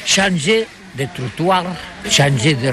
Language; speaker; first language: French; non-native, learner; Catalan